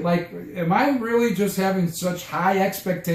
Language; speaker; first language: English; native; English